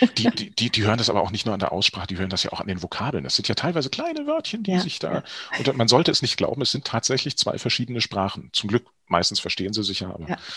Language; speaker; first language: German; native; German